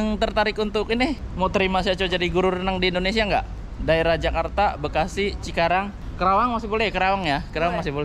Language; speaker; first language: Indonesian; native; Indonesian